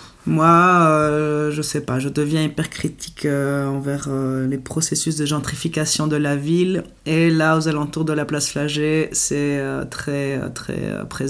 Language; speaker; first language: French; non-native, fluent; Greek